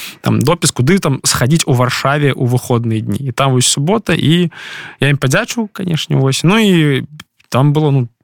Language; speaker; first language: Belarusian; non-native, local second language; Russian